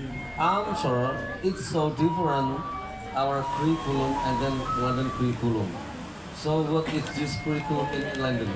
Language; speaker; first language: English; non-native, learner; Indonesian